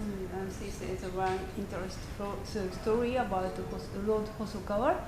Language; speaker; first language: English; non-native, learner; Japanese